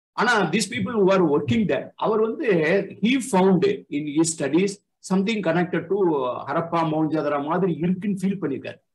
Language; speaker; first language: English; non-native, local second language; Tamil